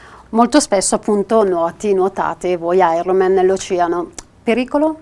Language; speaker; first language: Italian; native; Italian